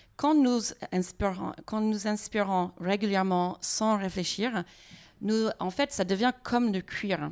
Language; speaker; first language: French; non-native, fluent; English